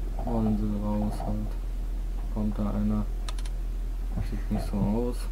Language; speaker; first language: German; native; German